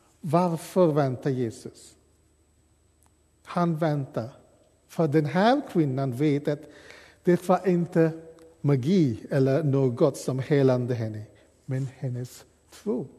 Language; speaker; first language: Swedish; non-native, fluent; English